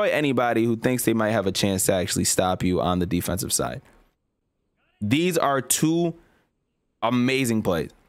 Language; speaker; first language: English; native; English